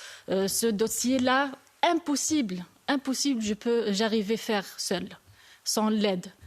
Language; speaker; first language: French; non-native, learner; Arabic